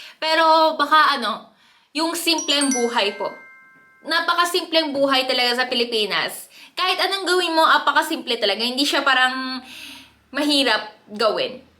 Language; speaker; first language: Filipino; early bilingual, other home language; Korean